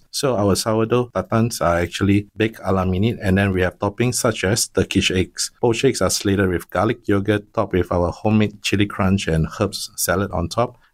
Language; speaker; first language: English; non-native, local second language; Min Nan Chinese